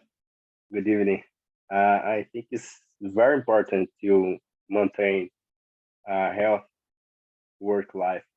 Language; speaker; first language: English; non-native, learner; Portuguese